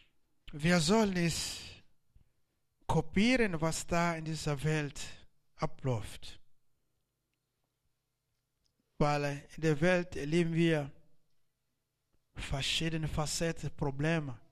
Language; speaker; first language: German; non-native, learner; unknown